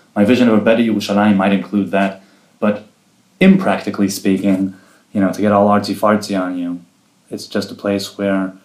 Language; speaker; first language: English; early bilingual, other home language; Hebrew